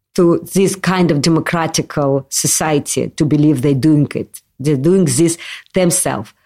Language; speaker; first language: English; non-native, learner; Russian